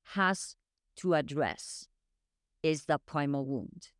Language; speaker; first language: English; non-native, fluent; French